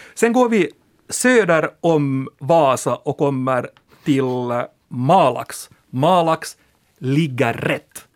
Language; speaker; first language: Swedish; native; Swedish